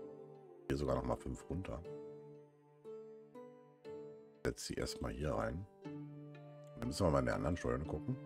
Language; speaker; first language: German; native; German